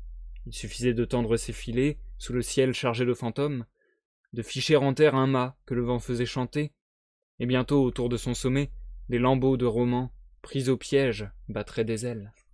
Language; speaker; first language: French; native; French